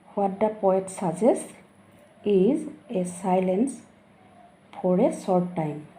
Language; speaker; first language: English; non-native, local second language; Assamese